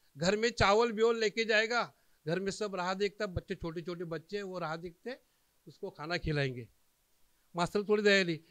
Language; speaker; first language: Hindi; non-native, local second language; Marathi